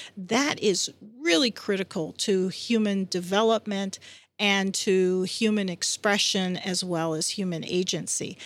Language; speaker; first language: English; native; English